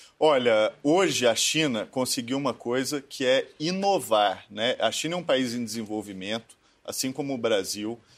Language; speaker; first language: Portuguese; native; Portuguese